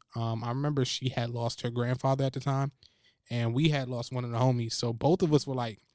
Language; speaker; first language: English; native; English